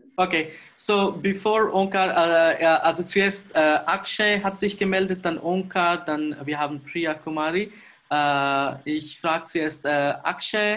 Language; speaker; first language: German; non-native, fluent; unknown